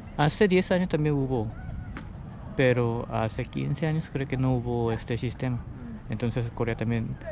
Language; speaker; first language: Spanish; non-native, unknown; Korean